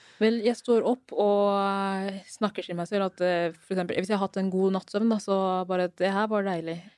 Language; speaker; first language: Norwegian; early bilingual, other home language; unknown